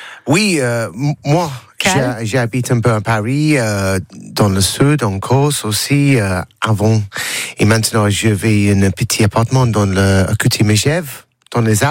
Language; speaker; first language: French; non-native, learner; English